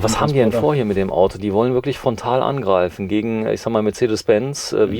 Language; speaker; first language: German; native; German